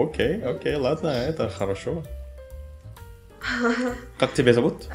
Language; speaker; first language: Russian; non-native, learner; Indonesian